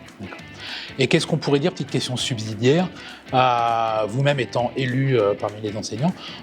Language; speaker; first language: French; native; French